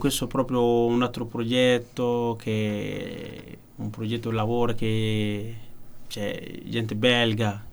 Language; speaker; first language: Italian; non-native, learner; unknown